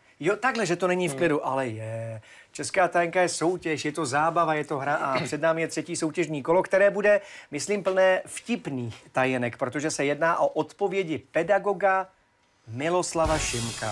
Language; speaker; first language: Czech; native; Czech